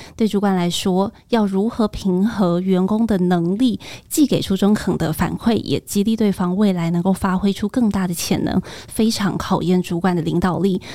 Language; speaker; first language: Chinese; native; Chinese